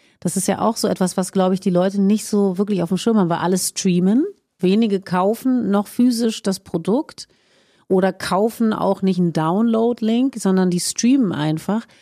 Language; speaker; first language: German; native; German